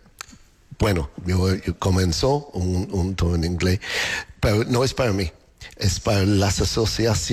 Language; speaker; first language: Spanish; non-native, fluent; English